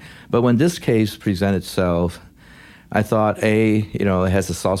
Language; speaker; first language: English; non-native, local second language; Cantonese